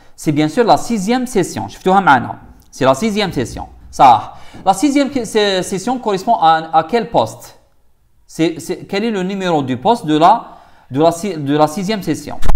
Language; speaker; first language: French; non-native, local second language; Arabic